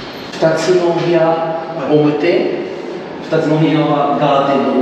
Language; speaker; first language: Japanese; non-native, learner; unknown